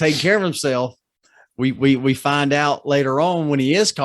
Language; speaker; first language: English; native; English